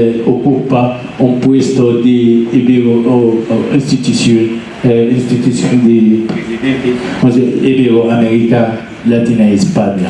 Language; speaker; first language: Spanish; non-native, learner; Arabic